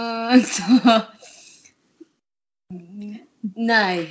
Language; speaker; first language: Japanese; non-native, learner; English